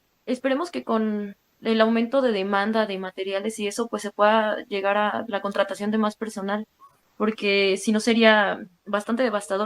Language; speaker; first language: Spanish; native; Spanish